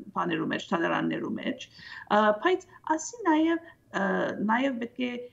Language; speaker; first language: Armenian; early bilingual, heritage; Armenian